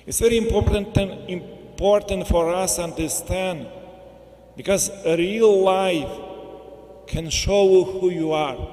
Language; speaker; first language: English; non-native, learner; Ukrainian